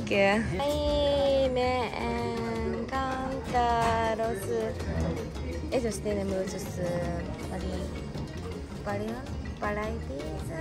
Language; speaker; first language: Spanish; non-native, learner; Japanese